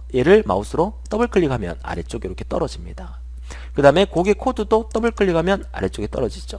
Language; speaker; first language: Korean; native; Korean